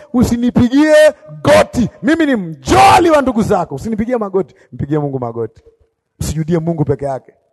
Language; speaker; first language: Swahili; native; Swahili